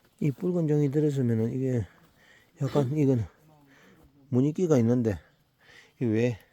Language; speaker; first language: Korean; native; Korean